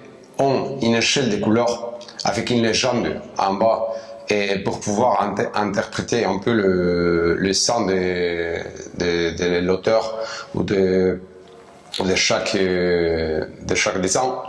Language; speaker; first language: French; non-native, fluent; Spanish